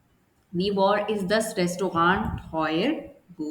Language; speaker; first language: German; non-native, learner; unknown